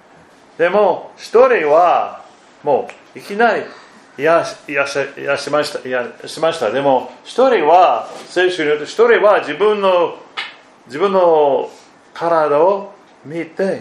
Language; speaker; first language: Japanese; non-native, fluent; German